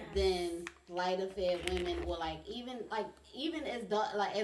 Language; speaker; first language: English; non-native, fluent; German